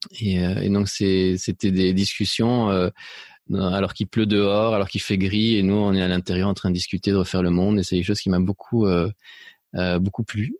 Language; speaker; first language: French; early bilingual, other home language; Spanish